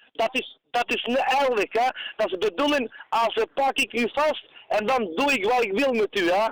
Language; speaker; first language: Dutch; non-native, learner; Turkish